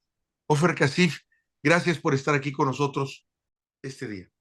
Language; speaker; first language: Spanish; native; Spanish